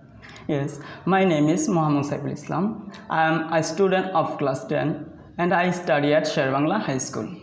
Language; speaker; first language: English; non-native, learner; Bangla